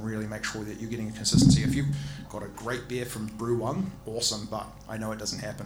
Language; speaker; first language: English; native; English